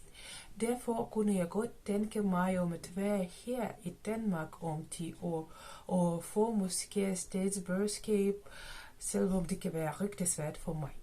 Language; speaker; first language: Danish; non-native, learner; Ukrainian